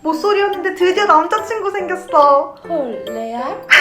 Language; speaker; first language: Korean; non-native, learner; Chinese